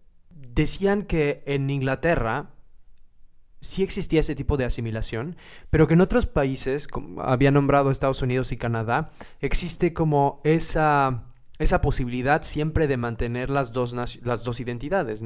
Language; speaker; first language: Spanish; native; Spanish